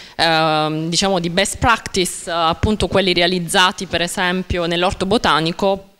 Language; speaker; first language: Italian; native; Italian